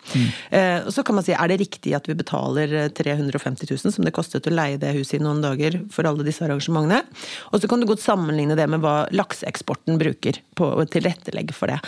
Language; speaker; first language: Norwegian; native; Norwegian